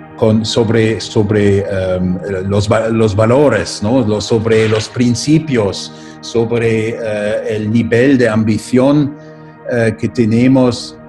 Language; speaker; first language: Spanish; non-native, fluent; German